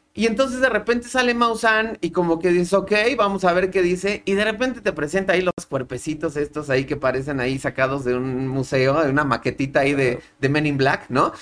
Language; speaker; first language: Spanish; native; Spanish